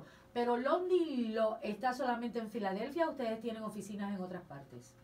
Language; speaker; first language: Spanish; native; Spanish